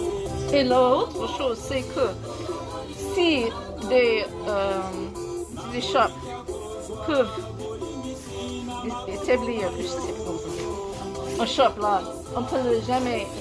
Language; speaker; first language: French; non-native, learner; English